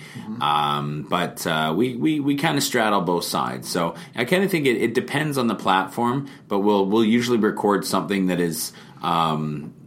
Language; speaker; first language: English; native; English